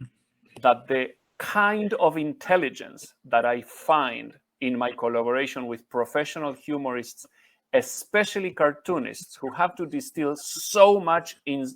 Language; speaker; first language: English; non-native, fluent; Spanish